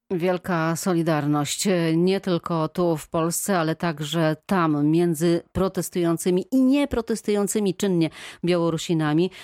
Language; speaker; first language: Polish; native; Polish